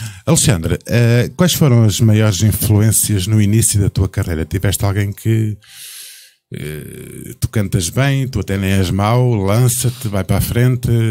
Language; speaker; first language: Portuguese; native; Portuguese